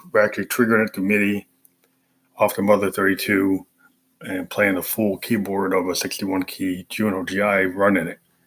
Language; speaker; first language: English; native; English